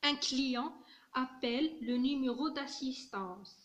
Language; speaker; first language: French; non-native, local second language; Arabic